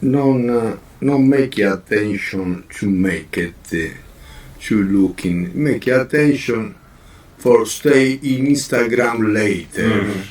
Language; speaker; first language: English; non-native, learner; Italian